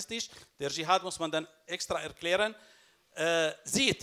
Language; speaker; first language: German; non-native, fluent; Arabic